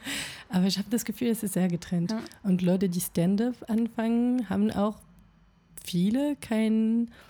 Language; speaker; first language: German; non-native, fluent; French